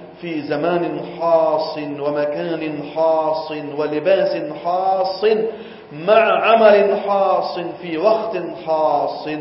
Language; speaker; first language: Arabic; non-native, fluent; Gujarati